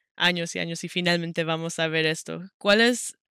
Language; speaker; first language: Spanish; native; Spanish